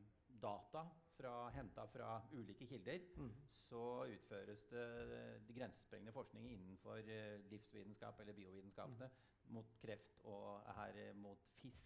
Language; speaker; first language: Norwegian; native; Norwegian